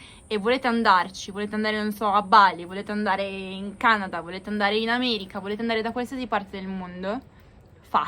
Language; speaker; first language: Italian; native; Italian